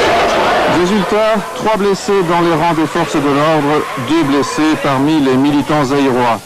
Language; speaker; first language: French; native; French